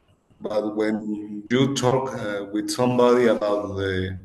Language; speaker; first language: English; non-native, learner; Spanish